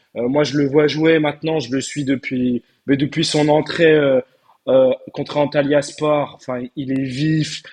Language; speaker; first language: French; early bilingual, heritage; Turkish